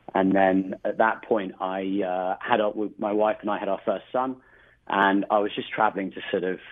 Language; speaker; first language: English; native; English